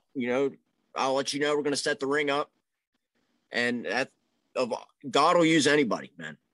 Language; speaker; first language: English; native; English